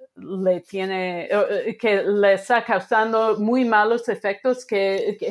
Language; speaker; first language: Spanish; non-native, fluent; English